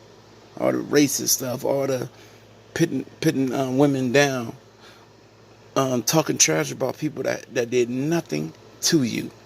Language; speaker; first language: English; native; English